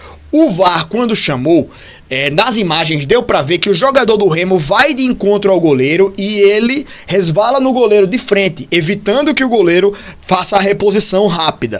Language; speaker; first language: Portuguese; native; Portuguese